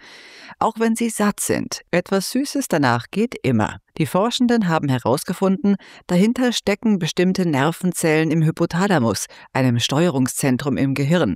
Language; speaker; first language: German; native; German